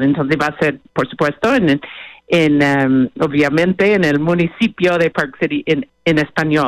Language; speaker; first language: Spanish; non-native, fluent; English